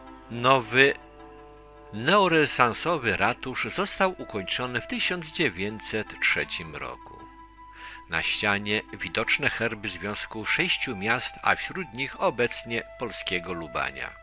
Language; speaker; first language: Polish; native; Polish